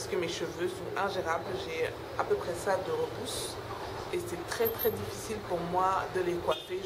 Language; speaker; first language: French; non-native, local second language; Wolof